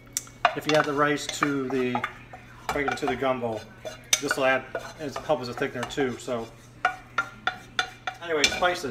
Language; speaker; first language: English; native; English